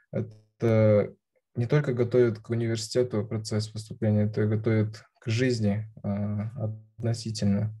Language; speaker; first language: Russian; non-native, local second language; Kazakh